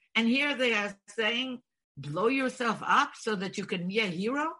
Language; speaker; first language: English; non-native, fluent; Bulgarian